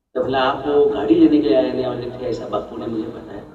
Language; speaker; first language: Hindi; non-native, local second language; Marathi